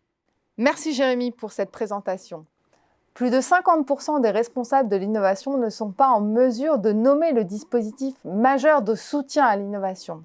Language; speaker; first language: French; native; French